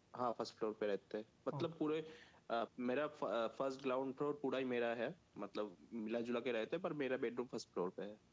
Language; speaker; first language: Hindi; non-native, local second language; Bangla